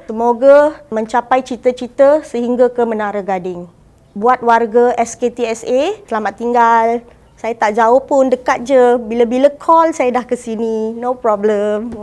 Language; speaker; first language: Malay; non-native, local second language; Tamil